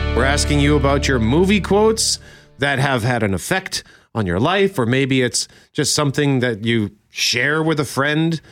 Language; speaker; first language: English; native; English